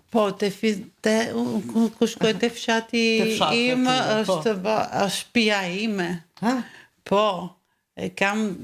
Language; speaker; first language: Albanian; early bilingual, heritage; Albanian